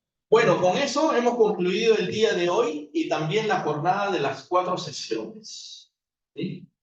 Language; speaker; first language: Spanish; native; Spanish